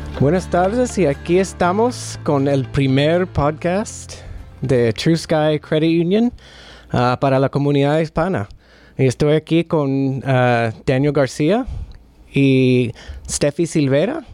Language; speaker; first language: Spanish; early bilingual, heritage; Spanish